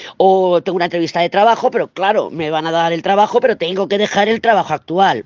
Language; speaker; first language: Spanish; native; Spanish